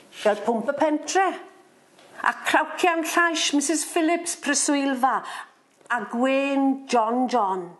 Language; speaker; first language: Welsh; non-native, local second language; English